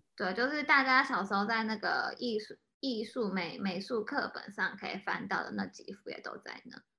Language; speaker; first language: Chinese; native; Chinese